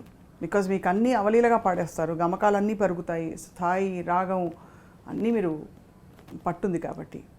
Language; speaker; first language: Telugu; native; Telugu